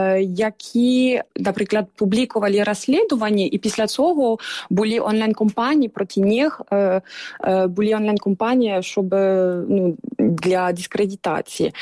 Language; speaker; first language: Ukrainian; non-native, fluent; French